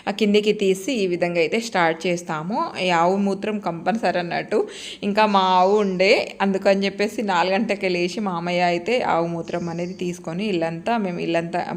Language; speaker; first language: Telugu; non-native, local second language; Lambadi